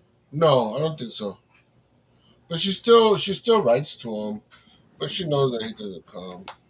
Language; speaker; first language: English; early bilingual, other home language; Spanish